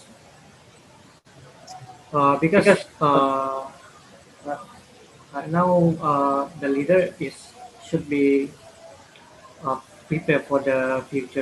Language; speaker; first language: English; non-native, learner; Malay